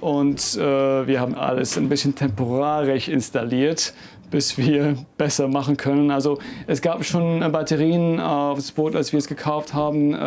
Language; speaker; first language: German; non-native, fluent; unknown